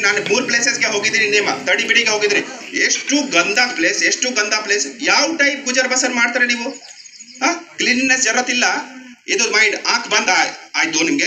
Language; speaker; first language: Kannada; non-native, learner; Hindi